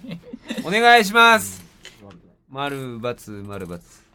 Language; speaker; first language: Japanese; native; Japanese